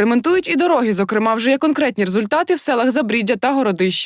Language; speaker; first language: Ukrainian; native; Ukrainian